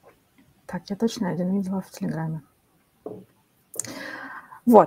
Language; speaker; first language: Russian; native; Russian